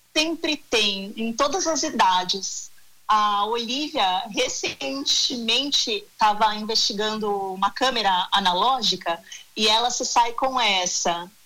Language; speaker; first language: Portuguese; native; Portuguese